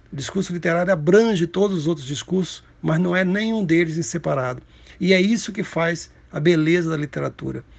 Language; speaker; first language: Portuguese; native; Portuguese